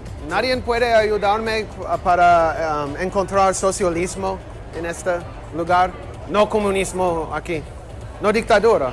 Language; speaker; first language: Spanish; non-native, learner; English